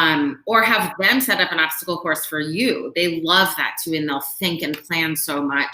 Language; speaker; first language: English; native; English